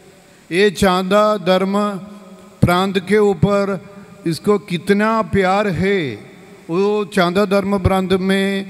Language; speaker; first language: Hindi; non-native, local second language; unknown